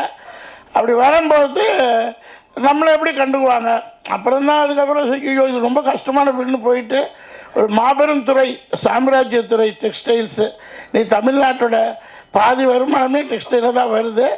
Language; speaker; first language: Tamil; native; Tamil